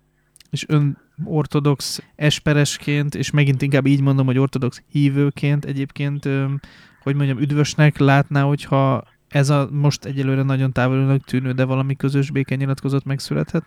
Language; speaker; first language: Hungarian; native; Hungarian